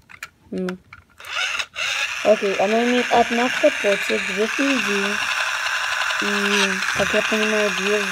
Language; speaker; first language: Russian; early bilingual, heritage; Russian